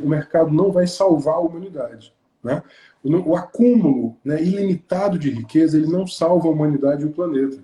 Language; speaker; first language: Portuguese; native; Portuguese